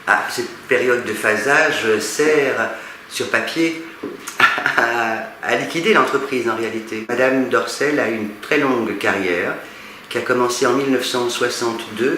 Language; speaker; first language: French; native; French